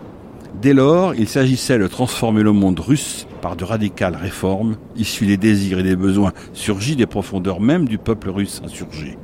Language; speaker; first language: French; native; French